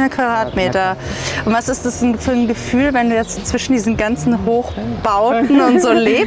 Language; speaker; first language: German; native; German